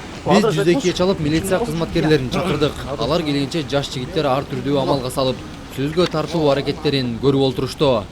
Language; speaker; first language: Kyrgyz; native; Kyrgyz